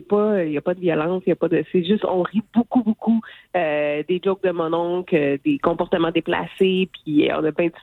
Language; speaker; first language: French; native; French